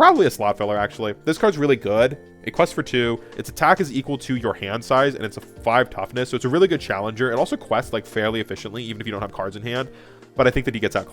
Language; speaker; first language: English; native; English